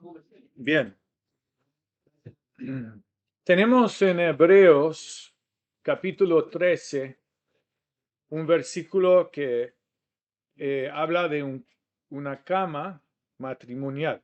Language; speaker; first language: Spanish; non-native, fluent; English